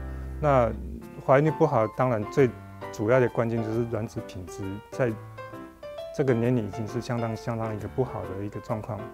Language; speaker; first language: Chinese; native; Chinese